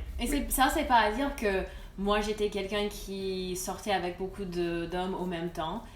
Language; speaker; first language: French; non-native, fluent; English